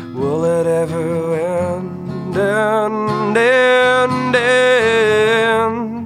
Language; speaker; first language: English; native; English